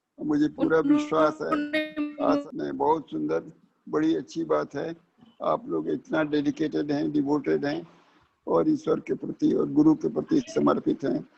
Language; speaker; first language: Hindi; native; Hindi